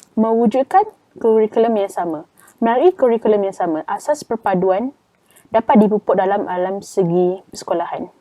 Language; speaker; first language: Malay; native; Malay